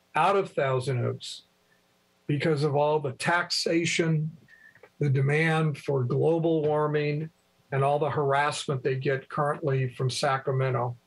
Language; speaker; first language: English; native; English